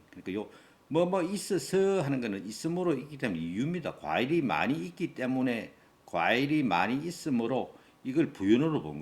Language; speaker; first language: Korean; native; Korean